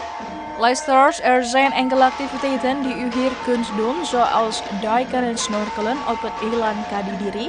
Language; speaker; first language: Dutch; non-native, fluent; Indonesian